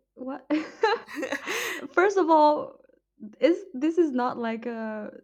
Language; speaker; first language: English; non-native, fluent; Vietnamese